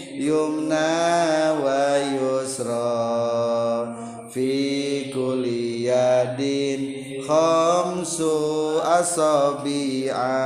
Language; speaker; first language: Arabic; non-native, fluent; Sundanese